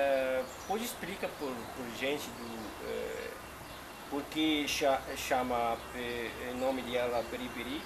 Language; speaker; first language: Portuguese; non-native, learner; Arabic